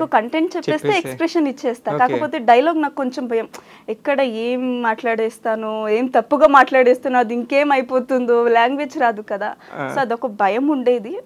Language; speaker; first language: Telugu; non-native, local second language; Kannada